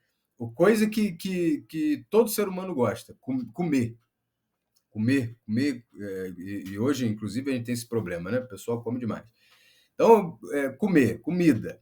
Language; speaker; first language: Portuguese; native; Portuguese